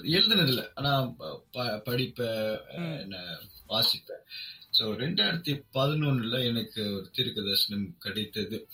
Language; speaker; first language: Tamil; non-native, local second language; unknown